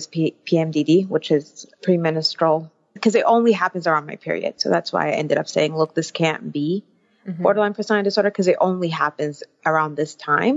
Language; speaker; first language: English; early bilingual, other home language; Arabic